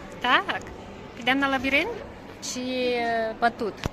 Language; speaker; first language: Ukrainian; native; Ukrainian